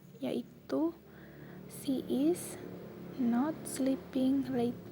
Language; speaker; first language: English; non-native, learner; Indonesian